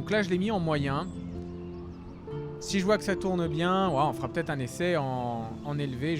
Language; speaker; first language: French; native; French